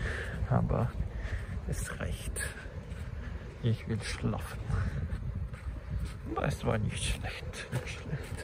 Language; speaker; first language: German; non-native, learner; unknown